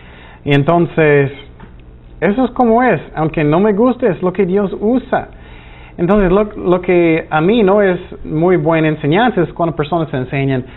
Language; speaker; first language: Spanish; non-native, fluent; English